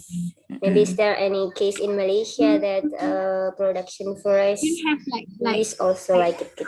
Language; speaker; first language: English; non-native, fluent; Indonesian